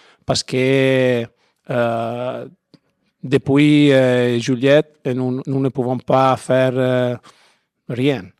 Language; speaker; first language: French; non-native, learner; Italian